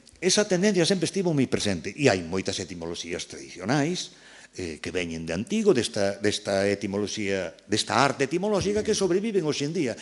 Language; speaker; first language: Galician; native; Galician